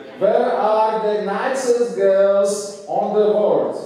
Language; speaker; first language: English; non-native, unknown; Slovak